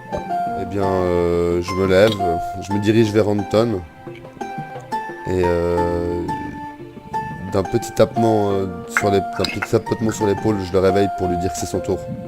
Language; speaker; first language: French; native; French